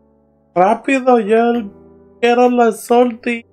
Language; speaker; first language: Spanish; non-native, learner; English